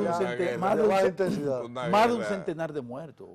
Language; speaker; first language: Spanish; native; Spanish